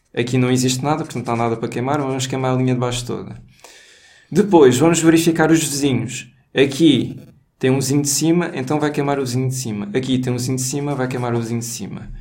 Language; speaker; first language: Portuguese; native; Portuguese